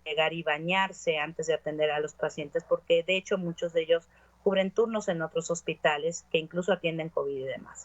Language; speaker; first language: Spanish; native; Spanish